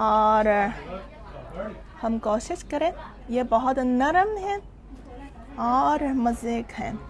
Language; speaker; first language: Hindi; non-native, fluent; Chinese